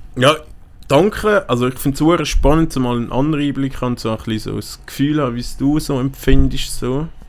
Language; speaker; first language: German; native; German